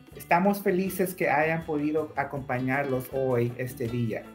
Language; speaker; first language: Spanish; native; Spanish